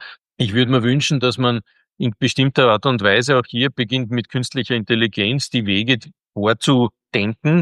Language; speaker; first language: German; native; German